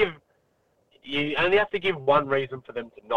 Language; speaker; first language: English; native; English